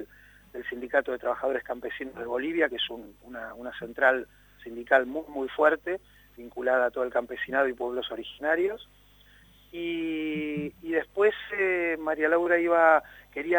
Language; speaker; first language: Spanish; native; Spanish